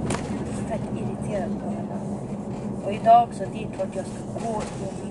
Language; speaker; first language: Swedish; non-native, local second language; Spanish